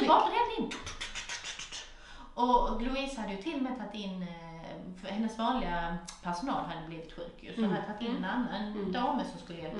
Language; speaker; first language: Swedish; native; Swedish